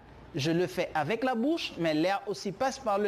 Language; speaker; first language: French; non-native, fluent; Spanish